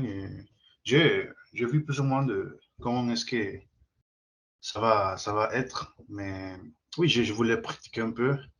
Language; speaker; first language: French; non-native, fluent; Spanish